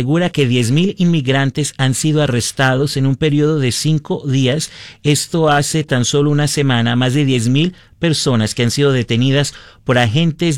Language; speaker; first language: Spanish; early bilingual, heritage; Spanish